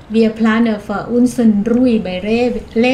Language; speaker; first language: German; non-native, learner; Thai